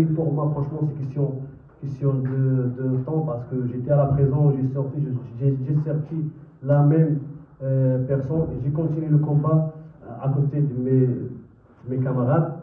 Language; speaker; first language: French; non-native, learner; Arabic